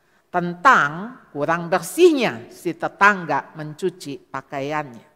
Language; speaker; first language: Indonesian; native; Indonesian